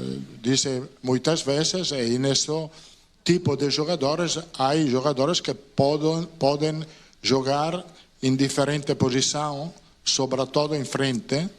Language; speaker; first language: Spanish; non-native, fluent; Italian